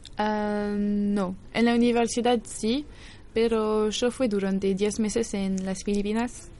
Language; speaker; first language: Spanish; non-native, learner; French